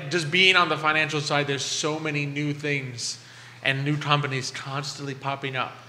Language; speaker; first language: English; native; English